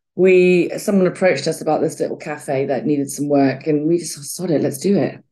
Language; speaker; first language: English; native; English